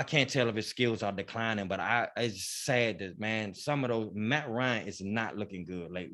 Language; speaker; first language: English; native; English